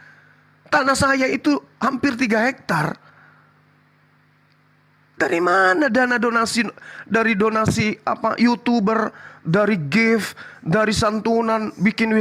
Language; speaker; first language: Indonesian; native; Indonesian